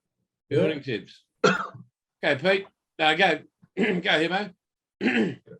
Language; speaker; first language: English; native; English